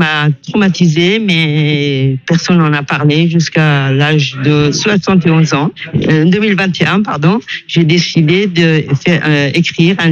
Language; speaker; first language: French; non-native, fluent; Persian